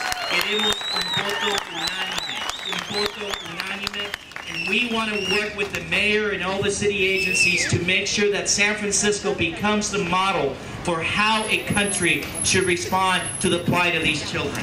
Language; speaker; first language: English; early bilingual, other home language; Spanish